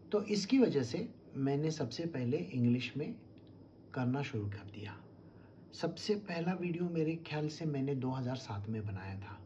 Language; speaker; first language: Hindi; non-native, local second language; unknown